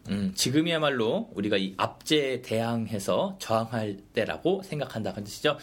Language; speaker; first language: Korean; non-native, fluent; English